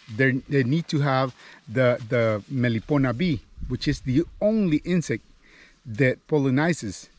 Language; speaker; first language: English; non-native, fluent; Spanish